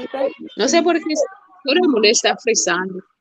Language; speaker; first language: Spanish; non-native, fluent; English